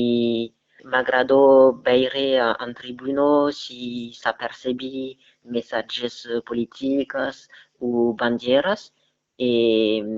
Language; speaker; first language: Catalan; non-native, learner; French